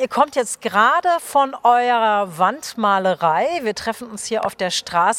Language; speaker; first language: German; native; German